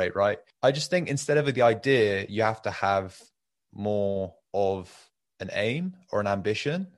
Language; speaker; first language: English; early bilingual, other home language; Persian